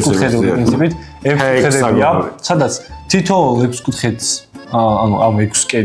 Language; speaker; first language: Georgian; native; Georgian